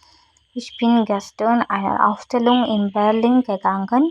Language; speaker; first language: German; non-native, learner; Malayalam